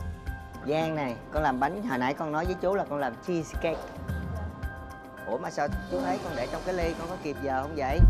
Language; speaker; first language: Vietnamese; native; Vietnamese